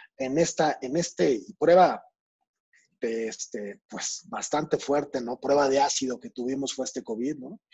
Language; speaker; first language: Spanish; native; Spanish